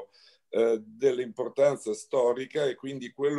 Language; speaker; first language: Italian; native; Italian